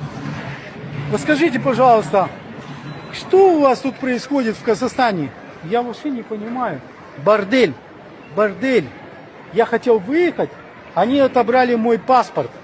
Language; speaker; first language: Russian; non-native, fluent; Romanian